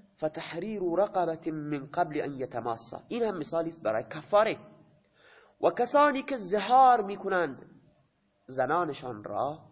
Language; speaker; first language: Persian; non-native, local second language; Baluchi